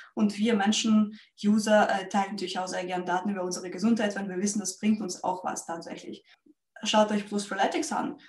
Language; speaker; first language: German; non-native, fluent; Russian